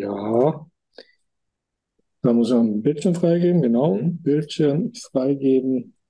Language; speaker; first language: German; native; German